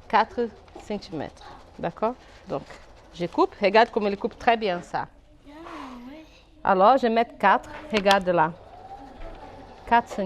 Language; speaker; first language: French; non-native, fluent; Portuguese